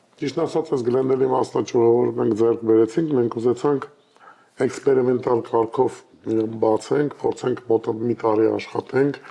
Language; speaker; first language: Armenian; native; Armenian